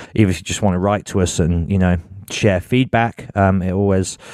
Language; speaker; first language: English; native; English